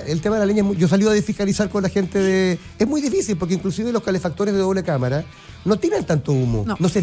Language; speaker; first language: Spanish; native; Spanish